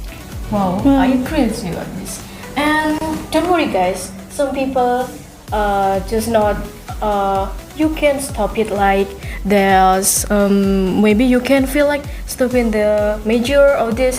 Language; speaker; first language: English; non-native, learner; Indonesian